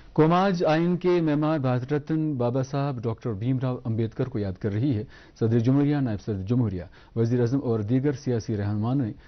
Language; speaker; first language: Hindi; non-native, local second language; Kashmiri